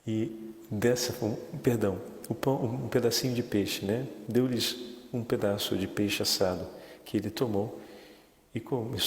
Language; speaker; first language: Portuguese; native; Portuguese